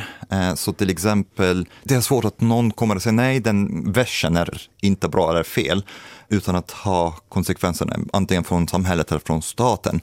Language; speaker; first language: Swedish; non-native, fluent; Arabic